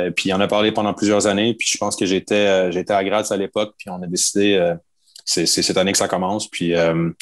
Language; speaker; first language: French; native; French